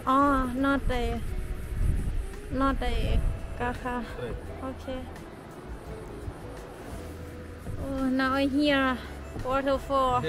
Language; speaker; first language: English; non-native, learner; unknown